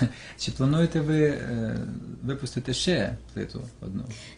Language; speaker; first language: Ukrainian; native; Ukrainian